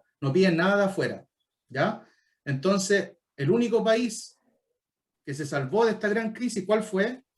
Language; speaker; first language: Spanish; native; Spanish